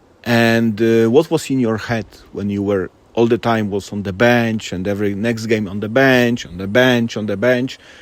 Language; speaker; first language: English; non-native, fluent; Polish